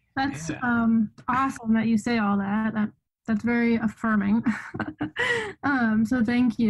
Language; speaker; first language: English; native; English